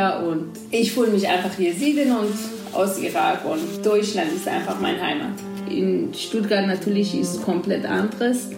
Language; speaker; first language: German; non-native, fluent; Kurdish